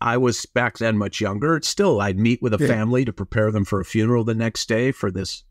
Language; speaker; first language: English; native; English